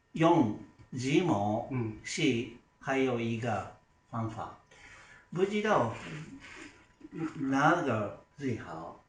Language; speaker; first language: Chinese; non-native, learner; Japanese